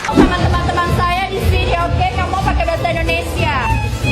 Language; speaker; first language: Indonesian; non-native, fluent; French